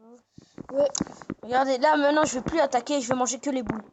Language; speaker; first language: French; native; French